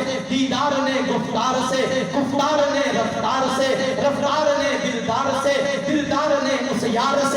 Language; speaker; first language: Urdu; native; Urdu